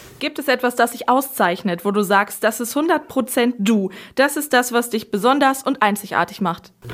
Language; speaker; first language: German; native; German